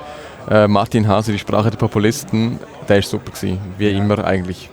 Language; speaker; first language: German; native; German